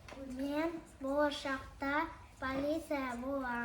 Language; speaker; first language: Kazakh; non-native, local second language; Russian